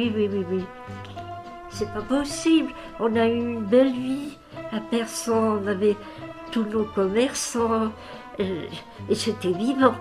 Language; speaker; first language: French; native; French